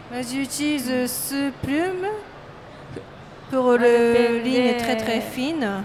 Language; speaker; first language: French; non-native, learner; Japanese